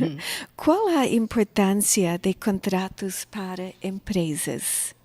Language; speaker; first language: Portuguese; non-native, learner; English